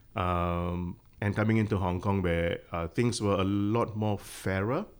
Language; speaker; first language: English; non-native, local second language; Tamil